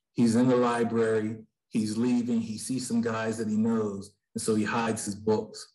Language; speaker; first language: English; native; English